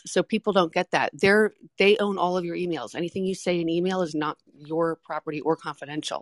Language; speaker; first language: English; non-native, fluent; Portuguese